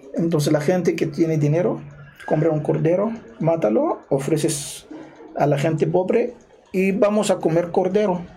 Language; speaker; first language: Spanish; non-native, fluent; Arabic